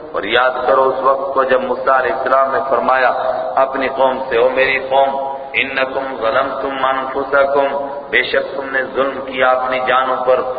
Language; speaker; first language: Urdu; non-native, local second language; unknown